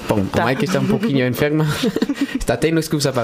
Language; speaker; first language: Portuguese; non-native, learner; Spanish